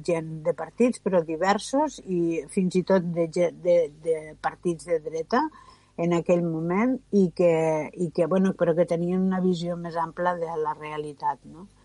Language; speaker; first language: Catalan; native; Catalan